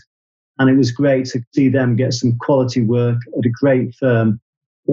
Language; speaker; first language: English; native; English